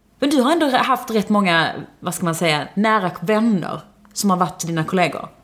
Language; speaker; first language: Swedish; early bilingual, other home language; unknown